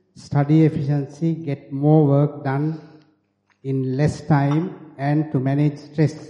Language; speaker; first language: English; non-native, local second language; Sinhala